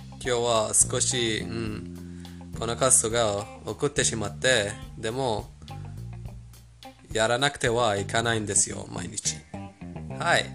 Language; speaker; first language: Japanese; non-native, fluent; Persian